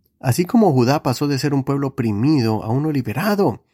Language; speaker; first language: Spanish; native; Spanish